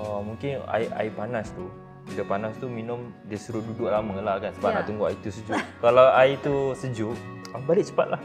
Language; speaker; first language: Malay; native; Malay